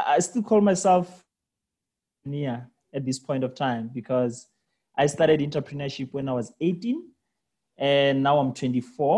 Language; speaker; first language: English; non-native, local second language; Venda